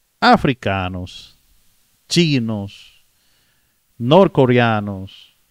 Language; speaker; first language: Spanish; native; Spanish